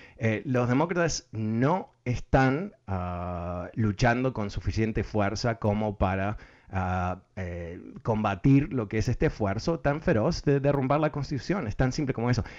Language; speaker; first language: Spanish; early bilingual, heritage; Spanish